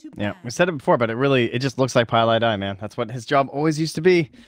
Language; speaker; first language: English; native; English